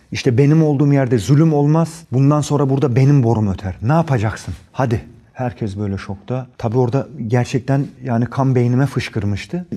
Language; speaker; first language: Turkish; early bilingual, heritage; Turkish